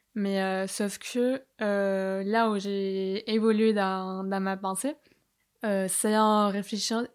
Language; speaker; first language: French; native; French